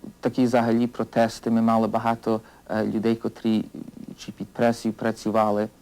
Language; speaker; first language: Ukrainian; early bilingual, heritage; Ukrainian